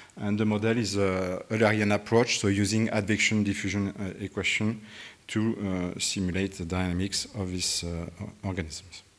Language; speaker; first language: English; non-native, fluent; French